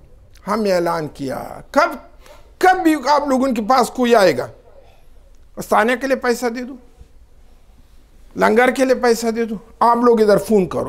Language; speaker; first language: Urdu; non-native, local second language; Pashto